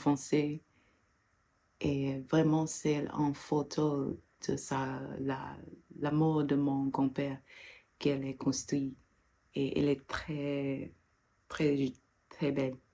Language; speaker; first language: French; non-native, learner; English